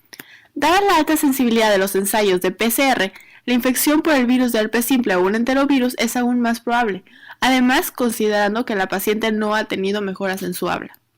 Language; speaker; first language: Spanish; native; Spanish